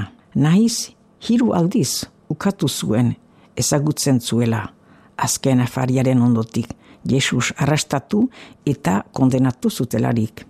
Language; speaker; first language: Basque; native; Basque